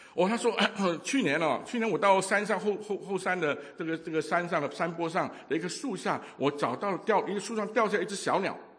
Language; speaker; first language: Chinese; non-native, local second language; Cantonese